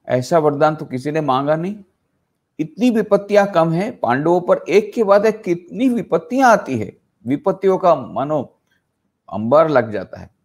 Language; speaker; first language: Hindi; non-native, local second language; Gujarati